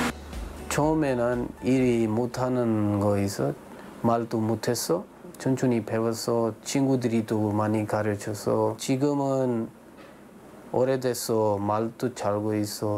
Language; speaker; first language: Korean; non-native, learner; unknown